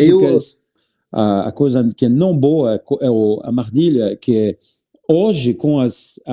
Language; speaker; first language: Portuguese; non-native, learner; French